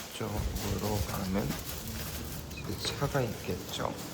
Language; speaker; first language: Korean; native; Korean